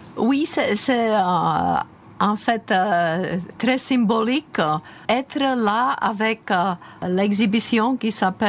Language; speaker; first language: French; non-native, fluent; Czech